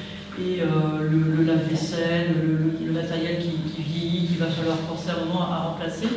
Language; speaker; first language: French; native; French